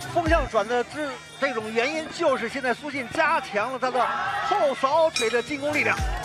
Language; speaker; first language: Chinese; native; Chinese